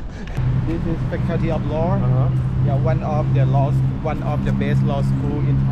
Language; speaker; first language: English; non-native, fluent; Thai